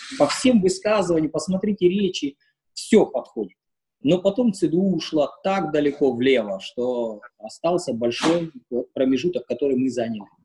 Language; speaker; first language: Russian; native; Russian